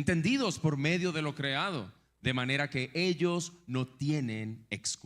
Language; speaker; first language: Spanish; native; Spanish